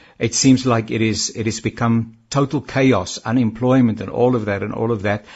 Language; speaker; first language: English; non-native, local second language; Afrikaans